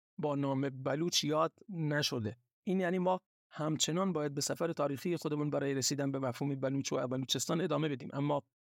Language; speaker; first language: Persian; non-native, local second language; Baluchi